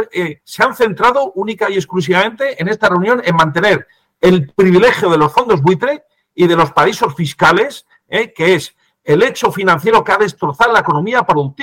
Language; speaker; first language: Spanish; native; Spanish